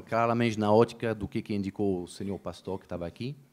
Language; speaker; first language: Portuguese; native; Portuguese